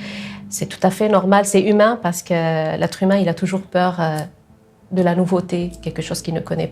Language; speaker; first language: French; non-native, local second language; Arabic